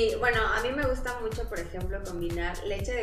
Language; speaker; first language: Spanish; native; Spanish